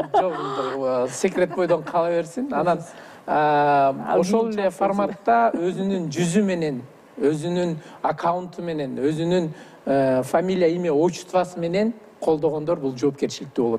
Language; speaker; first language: Kyrgyz; native; Kyrgyz